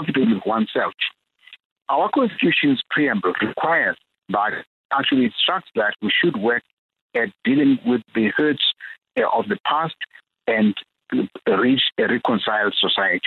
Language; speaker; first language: English; non-native, local second language; Xhosa